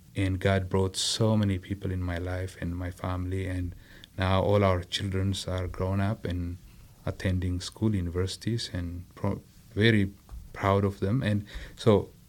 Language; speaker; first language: English; non-native, fluent; Amharic